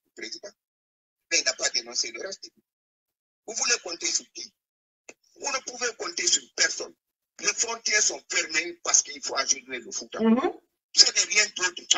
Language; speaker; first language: French; non-native, local second language; Fula